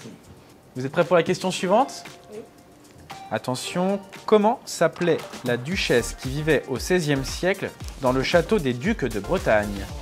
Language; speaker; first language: French; native; French